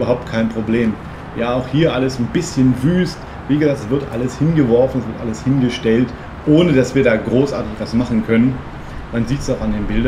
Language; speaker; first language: German; native; German